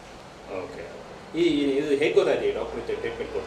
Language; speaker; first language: Kannada; native; Kannada